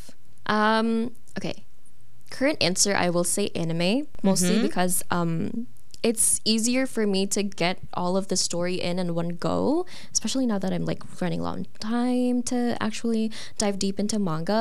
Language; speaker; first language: English; non-native, local second language; Filipino